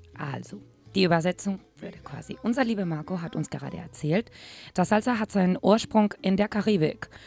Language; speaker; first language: German; non-native, fluent; Spanish